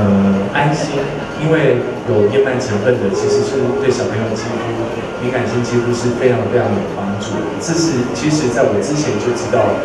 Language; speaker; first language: Chinese; native; Chinese